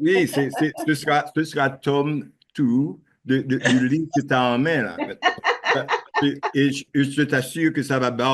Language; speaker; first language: French; non-native, local second language; Haitian Creole